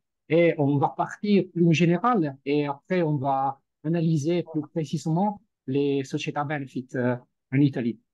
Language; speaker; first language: French; non-native, fluent; Italian